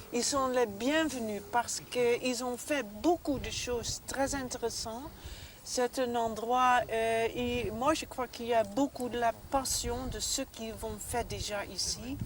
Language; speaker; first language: French; non-native, learner; Dutch